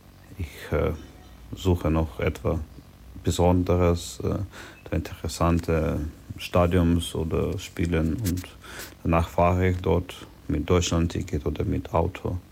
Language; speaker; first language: German; non-native, learner; Ukrainian